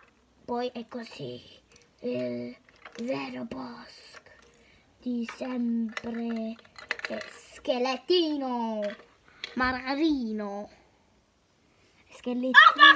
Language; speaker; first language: Italian; early bilingual, heritage; Italian